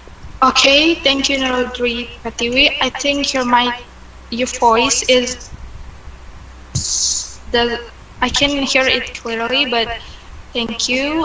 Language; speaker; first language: English; non-native, learner; Indonesian